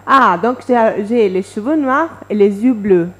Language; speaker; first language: French; non-native, fluent; Italian